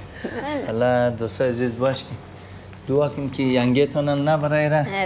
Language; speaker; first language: Persian; native; Persian